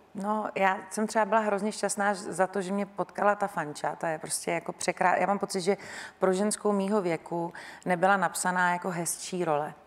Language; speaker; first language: Czech; native; Czech